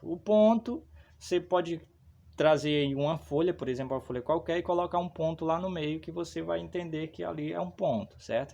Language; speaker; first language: Portuguese; native; Portuguese